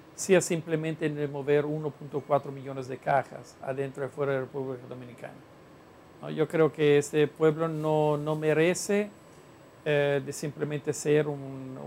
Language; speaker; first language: Spanish; non-native, fluent; Italian